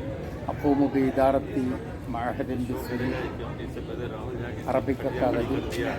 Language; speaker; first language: Arabic; non-native, fluent; Malayalam